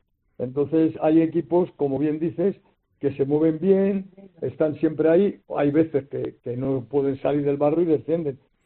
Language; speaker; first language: Spanish; native; Spanish